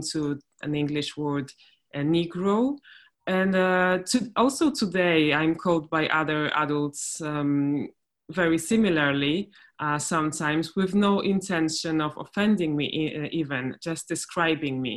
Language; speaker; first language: English; non-native, fluent; Polish